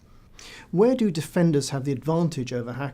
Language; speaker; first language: English; native; English